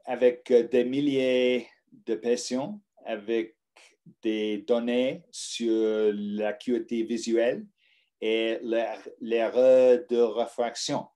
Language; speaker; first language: French; non-native, learner; English